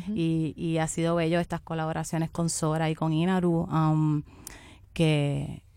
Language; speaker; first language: Spanish; native; Spanish